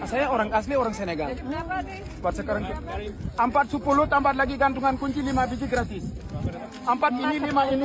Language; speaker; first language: Indonesian; non-native, fluent; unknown